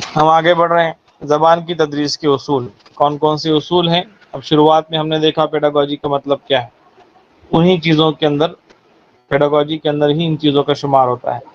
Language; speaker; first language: Urdu; native; Urdu